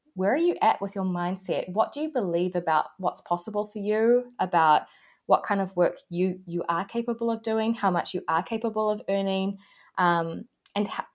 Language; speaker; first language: English; native; English